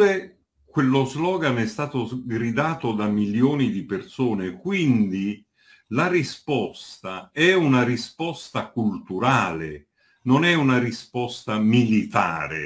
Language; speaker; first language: Italian; native; Italian